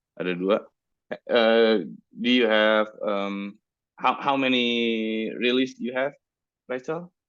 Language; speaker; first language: English; non-native, learner; Indonesian